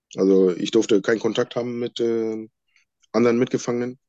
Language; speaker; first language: German; non-native, fluent; Sinhala